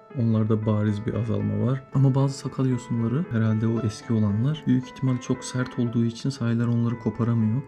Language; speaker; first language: Turkish; native; Turkish